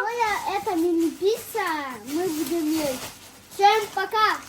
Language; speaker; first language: Russian; early bilingual, other home language; Tajik